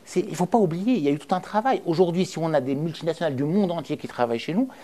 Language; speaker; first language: French; non-native, local second language; Arabic